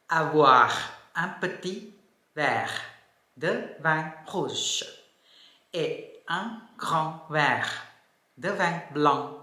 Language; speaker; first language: French; non-native, fluent; Thai